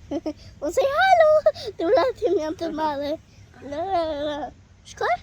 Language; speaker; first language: Albanian; early bilingual, heritage; Albanian